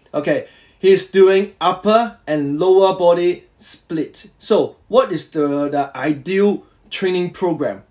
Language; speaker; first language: English; non-native, local second language; Cantonese